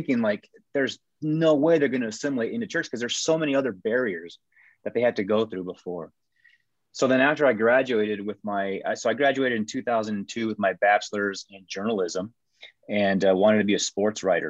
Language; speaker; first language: English; native; English